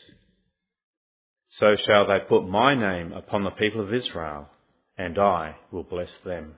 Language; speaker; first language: English; native; English